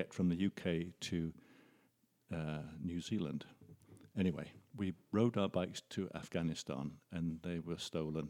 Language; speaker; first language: English; native; English